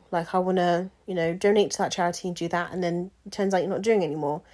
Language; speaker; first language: English; native; English